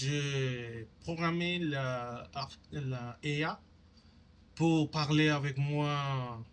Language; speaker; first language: French; non-native, learner; Spanish